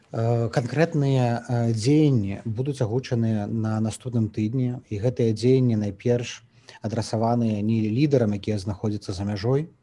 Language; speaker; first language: Belarusian; native; Belarusian